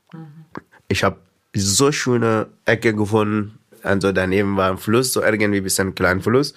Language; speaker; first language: German; non-native, fluent; Arabic